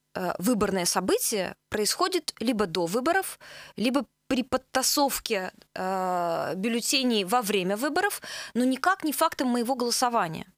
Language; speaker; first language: Russian; native; Russian